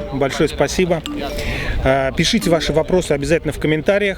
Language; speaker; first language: Russian; native; Russian